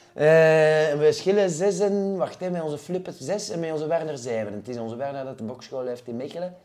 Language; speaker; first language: Dutch; native; Dutch